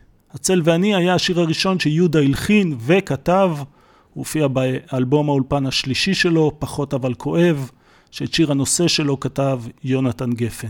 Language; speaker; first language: Hebrew; native; Hebrew